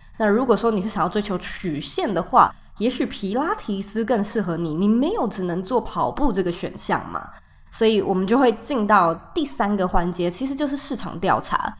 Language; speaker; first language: Chinese; native; Chinese